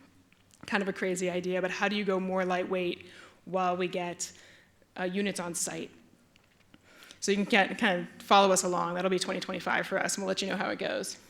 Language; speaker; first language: English; native; English